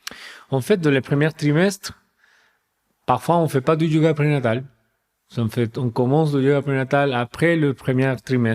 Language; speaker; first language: French; non-native, fluent; Spanish